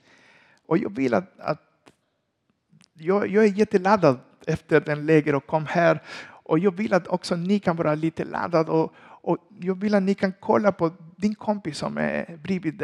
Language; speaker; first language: Swedish; non-native, learner; Spanish